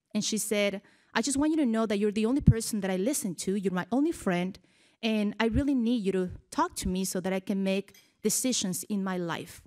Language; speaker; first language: English; early bilingual, other home language; Spanish